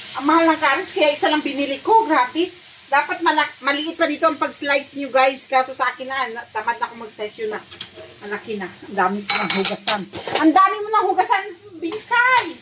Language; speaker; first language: Filipino; non-native, local second language; Hiligaynon